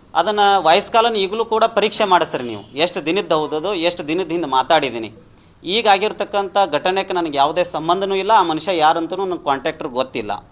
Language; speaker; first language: Kannada; non-native, local second language; Lambadi